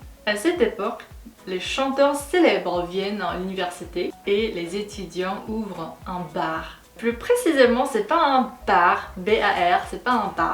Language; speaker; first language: French; non-native, fluent; Korean